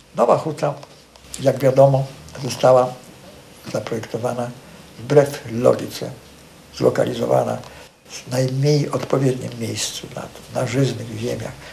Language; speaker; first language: Polish; native; Polish